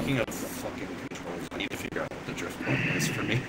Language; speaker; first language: English; native; English